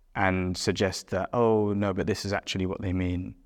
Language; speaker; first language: English; native; English